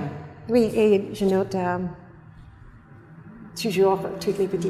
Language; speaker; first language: French; non-native, fluent; English